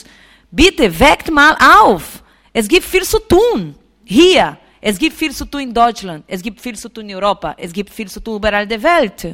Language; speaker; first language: German; non-native, fluent; Portuguese